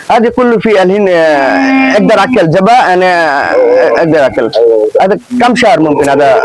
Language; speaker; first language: Arabic; non-native, learner; Bangla